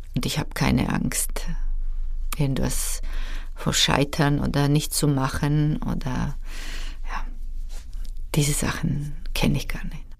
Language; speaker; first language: German; non-native, fluent; Georgian